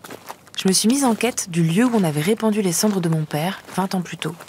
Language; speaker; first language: French; native; French